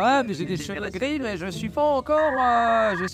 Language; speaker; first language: French; native; French